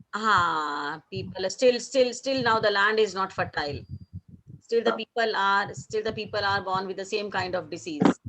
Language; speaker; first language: English; non-native, local second language; Hindi